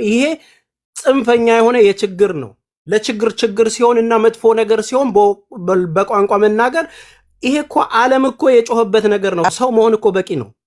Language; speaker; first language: Amharic; non-native, local second language; Oromo